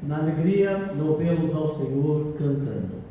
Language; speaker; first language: Portuguese; native; Portuguese